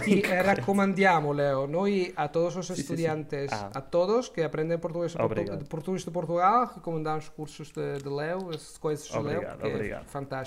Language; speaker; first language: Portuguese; non-native, learner; Italian